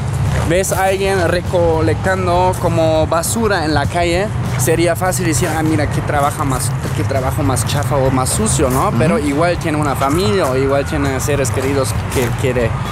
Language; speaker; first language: Spanish; non-native, fluent; German